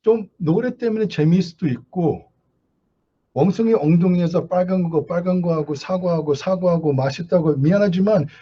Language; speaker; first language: Korean; early bilingual, heritage; Korean